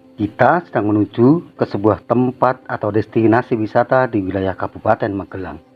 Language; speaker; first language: Indonesian; native; Indonesian